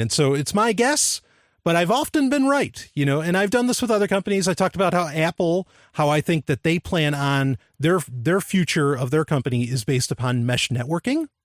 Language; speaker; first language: English; native; English